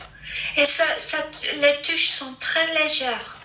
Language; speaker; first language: French; non-native, fluent; English